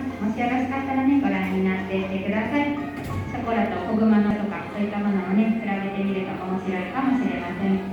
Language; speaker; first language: Japanese; native; Japanese